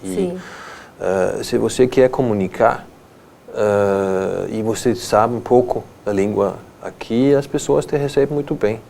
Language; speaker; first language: Portuguese; non-native, fluent; Danish